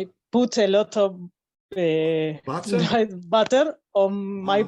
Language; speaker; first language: English; non-native, learner; Spanish